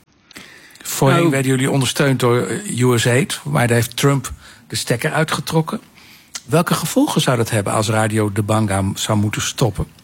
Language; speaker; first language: Dutch; native; Dutch